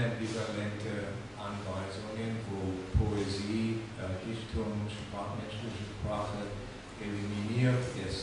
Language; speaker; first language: German; non-native, fluent; English